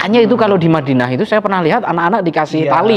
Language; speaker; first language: Indonesian; native; Indonesian